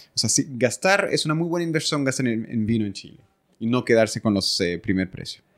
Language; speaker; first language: Spanish; early bilingual, other home language; French